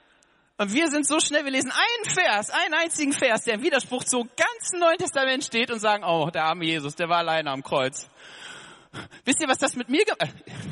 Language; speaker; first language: German; native; German